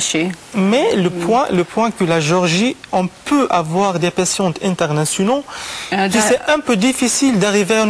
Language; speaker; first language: French; non-native, fluent; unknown